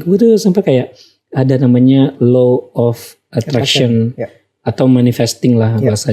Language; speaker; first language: Indonesian; native; Indonesian